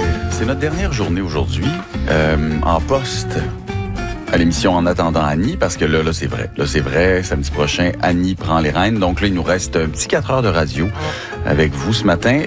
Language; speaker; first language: French; native; French